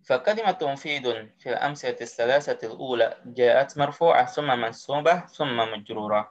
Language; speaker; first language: Arabic; non-native, fluent; Indonesian